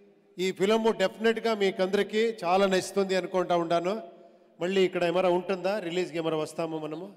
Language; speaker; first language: Telugu; non-native, local second language; Kannada